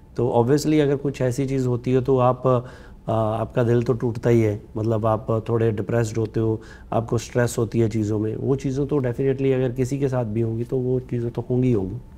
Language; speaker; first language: Hindi; non-native, local second language; Punjabi